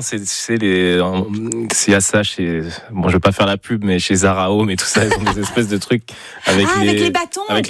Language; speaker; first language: French; native; French